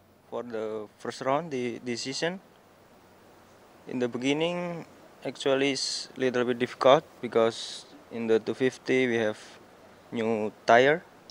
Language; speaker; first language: English; non-native, learner; Indonesian